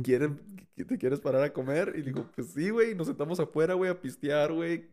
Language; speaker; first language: Spanish; early bilingual, heritage; Spanish